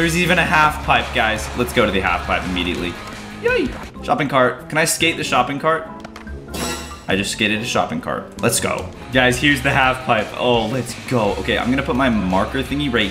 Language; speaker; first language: English; native; English